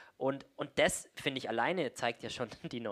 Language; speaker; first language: German; native; German